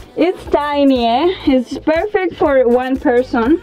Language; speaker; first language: English; non-native, fluent; Spanish